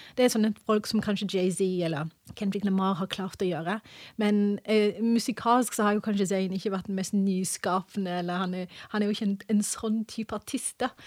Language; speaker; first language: Norwegian; early bilingual, other home language; English